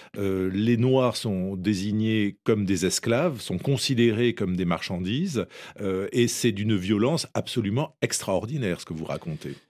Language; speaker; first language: French; native; French